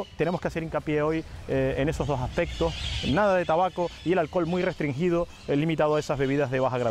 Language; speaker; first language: Spanish; native; Spanish